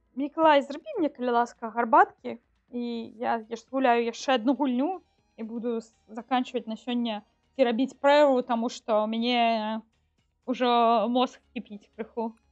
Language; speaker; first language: Belarusian; non-native, local second language; Russian